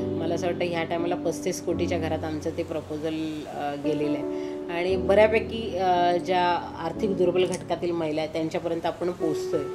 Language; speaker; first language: Marathi; non-native, local second language; Kannada